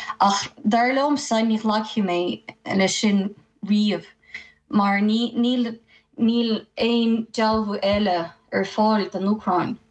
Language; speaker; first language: Irish; non-native, fluent; Ukrainian